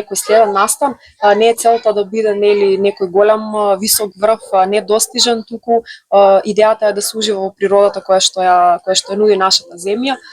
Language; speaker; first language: Macedonian; native; Macedonian